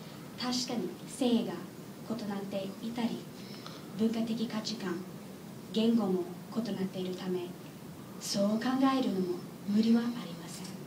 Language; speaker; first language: Japanese; non-native, learner; English